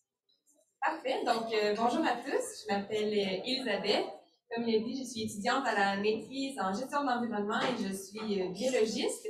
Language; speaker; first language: French; native; French